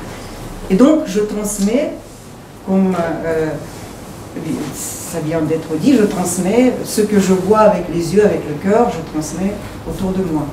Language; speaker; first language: French; non-native, fluent; Ukrainian